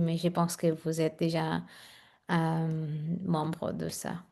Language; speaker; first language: French; non-native, fluent; Spanish